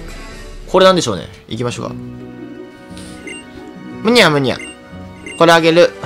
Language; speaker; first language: Japanese; native; Japanese